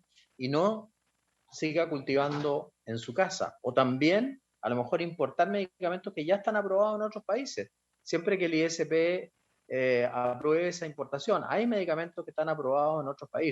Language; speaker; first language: Spanish; native; Spanish